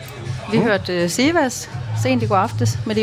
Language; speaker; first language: Danish; native; Danish